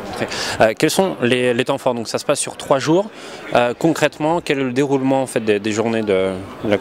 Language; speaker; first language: French; native; French